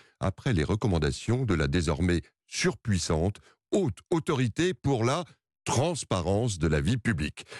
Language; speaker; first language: French; native; French